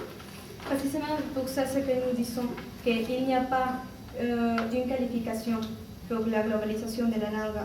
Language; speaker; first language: French; non-native, learner; Spanish